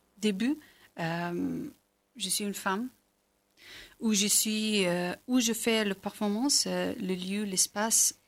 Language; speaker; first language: French; non-native, learner; Persian